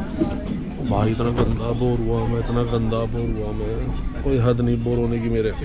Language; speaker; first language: Hindi; native; Hindi